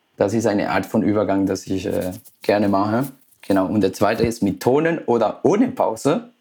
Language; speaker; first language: German; non-native, fluent; Spanish